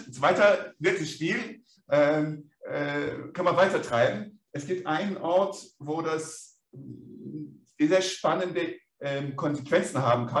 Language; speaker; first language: German; native; German